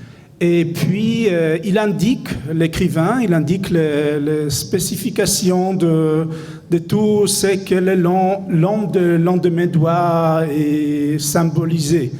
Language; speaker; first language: French; non-native, fluent; Hebrew